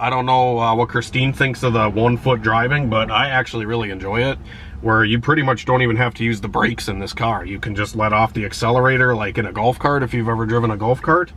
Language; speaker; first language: English; native; English